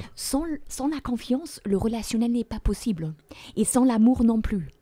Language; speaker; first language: French; non-native, fluent; German